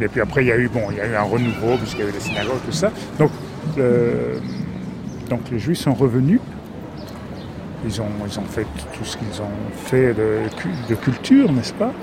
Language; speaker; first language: French; non-native, fluent; Spanish